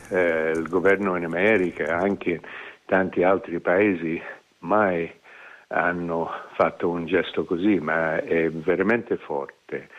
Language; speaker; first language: Italian; non-native, fluent; English